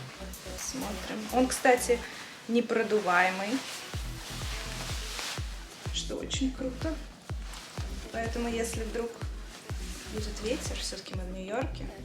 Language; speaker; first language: Russian; native; Russian